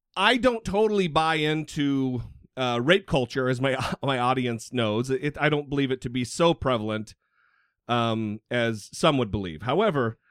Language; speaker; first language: English; native; English